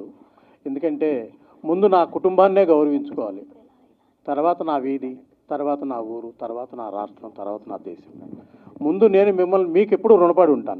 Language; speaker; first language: Telugu; native; Telugu